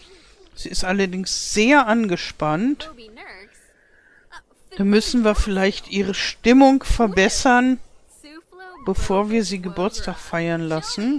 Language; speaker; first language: German; native; German